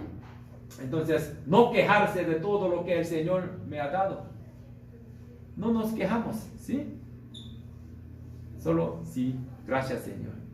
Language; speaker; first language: Spanish; non-native, learner; Korean